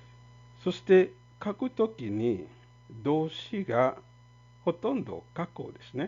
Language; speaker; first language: Japanese; non-native, fluent; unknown